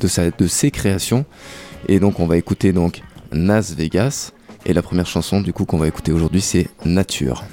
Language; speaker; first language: French; native; French